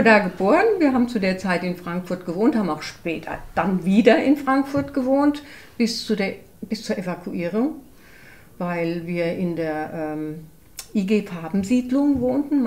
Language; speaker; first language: German; native; German